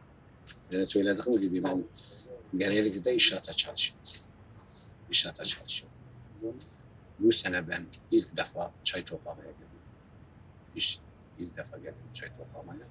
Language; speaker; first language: Turkish; non-native, local second language; Kurdish